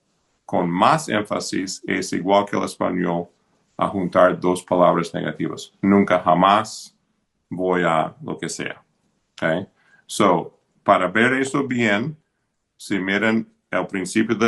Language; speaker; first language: Spanish; non-native, fluent; English